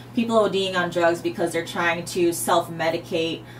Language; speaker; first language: English; native; English